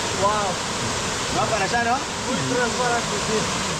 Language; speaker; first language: Spanish; non-native, learner; Turkish